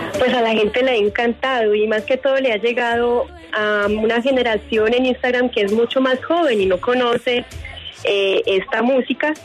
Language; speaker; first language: Spanish; early bilingual, heritage; French